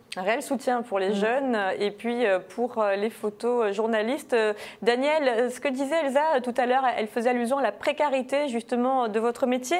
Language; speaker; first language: French; native; French